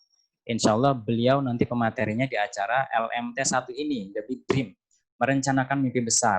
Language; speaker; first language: Indonesian; native; Indonesian